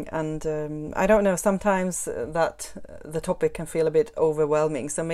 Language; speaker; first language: English; non-native, fluent; Swedish